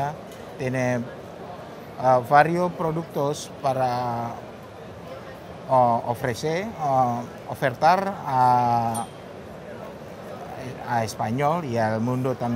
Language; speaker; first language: Spanish; non-native, learner; Indonesian